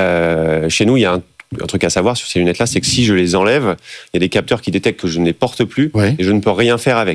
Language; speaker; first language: French; native; French